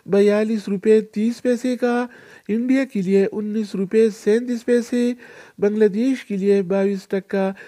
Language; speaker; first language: Urdu; non-native, local second language; Pashto